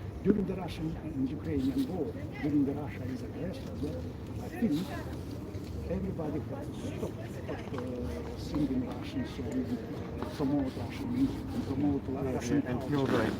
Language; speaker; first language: English; non-native, learner; Ukrainian